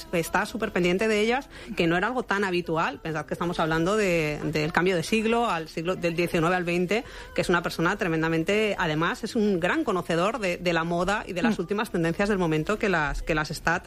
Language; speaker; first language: Spanish; native; Spanish